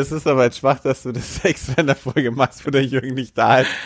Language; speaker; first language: German; native; German